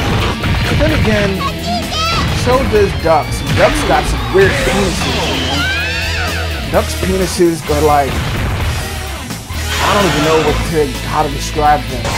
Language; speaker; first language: English; native; English